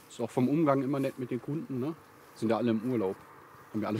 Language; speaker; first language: German; native; German